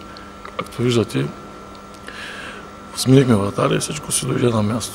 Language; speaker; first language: Bulgarian; native; Bulgarian